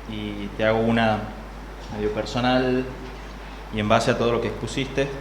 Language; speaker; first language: Spanish; native; Spanish